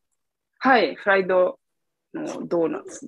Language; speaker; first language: Japanese; non-native, fluent; Italian